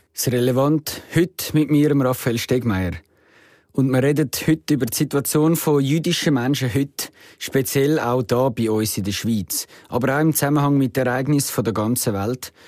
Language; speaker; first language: German; native; German